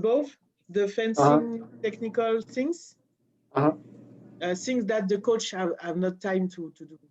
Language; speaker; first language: English; non-native, learner; French